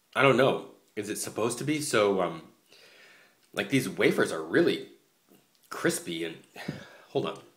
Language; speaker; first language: English; native; English